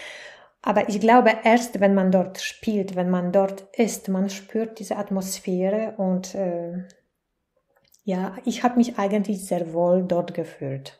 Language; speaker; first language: German; non-native, fluent; Polish